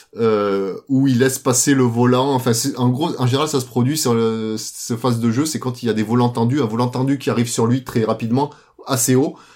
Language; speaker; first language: French; native; French